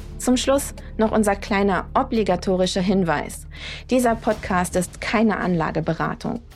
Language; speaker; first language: German; native; German